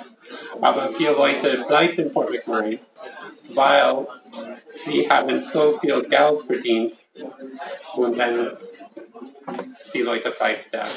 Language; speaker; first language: German; non-native, learner; English